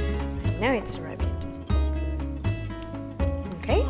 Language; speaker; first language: English; non-native, learner; French